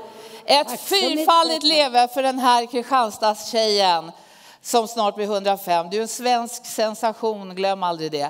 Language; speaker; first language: Swedish; native; Swedish